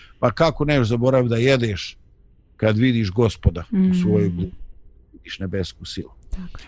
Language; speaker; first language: Bosnian; native; Bosnian